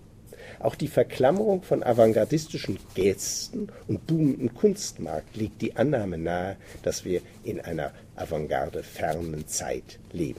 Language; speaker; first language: German; native; German